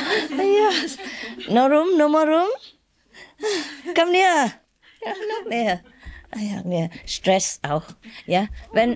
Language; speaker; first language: English; non-native, fluent; Vietnamese